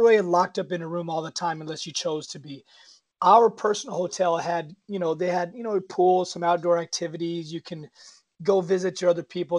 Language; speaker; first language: English; native; English